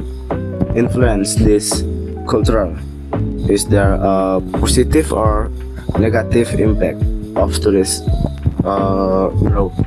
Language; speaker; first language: English; non-native, learner; Indonesian